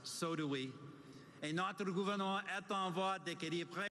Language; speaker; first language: French; non-native, fluent; English